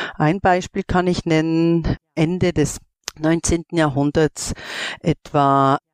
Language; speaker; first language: German; native; German